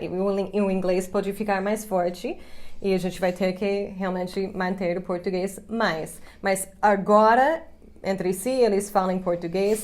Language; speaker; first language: Portuguese; non-native, fluent; English